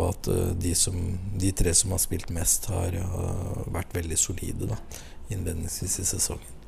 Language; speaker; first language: Norwegian; native; Norwegian